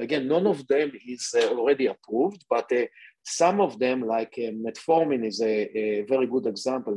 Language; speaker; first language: English; non-native, fluent; Hebrew